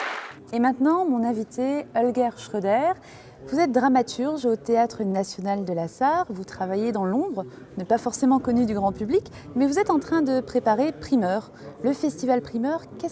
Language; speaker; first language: French; native; French